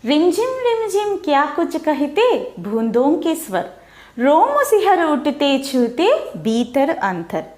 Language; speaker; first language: Hindi; non-native, local second language; Telugu